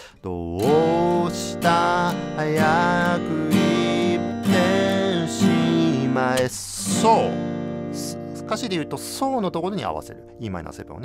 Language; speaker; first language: Japanese; native; Japanese